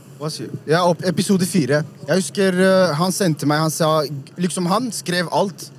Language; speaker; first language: Norwegian; early bilingual, other home language; Urdu